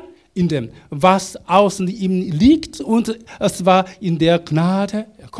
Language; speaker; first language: German; non-native, learner; Korean